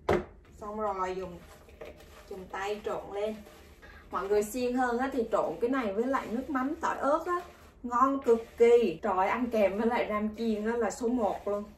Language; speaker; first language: Vietnamese; native; Vietnamese